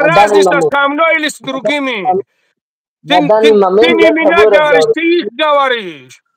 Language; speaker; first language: Russian; non-native, learner; Tajik